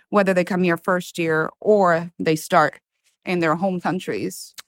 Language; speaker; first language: English; non-native, fluent; Italian